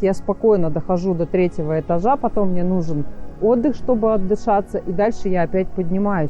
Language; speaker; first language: Russian; native; Russian